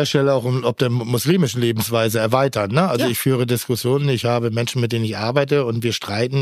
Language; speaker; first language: German; native; German